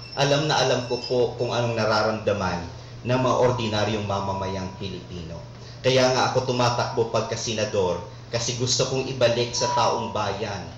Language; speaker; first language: Filipino; non-native, local second language; Bikol